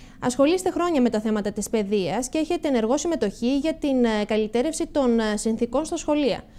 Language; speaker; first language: Greek; native; Greek